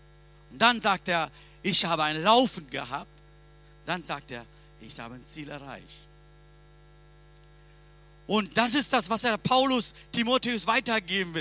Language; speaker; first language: German; non-native, learner; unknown